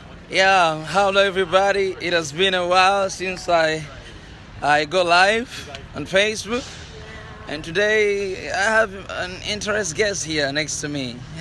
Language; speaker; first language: English; non-native, local second language; Swahili